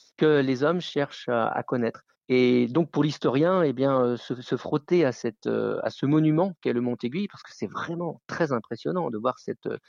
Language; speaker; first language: French; native; French